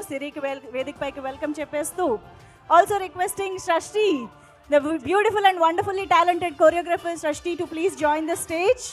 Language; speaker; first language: Telugu; native; Telugu